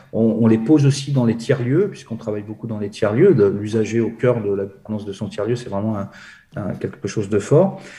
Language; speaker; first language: French; native; French